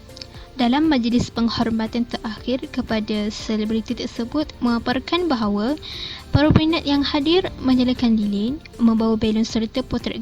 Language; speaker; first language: Malay; native; Malay